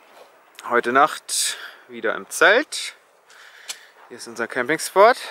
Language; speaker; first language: German; native; German